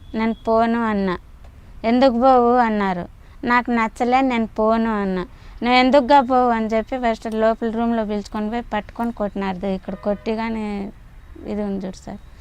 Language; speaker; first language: Telugu; native; Telugu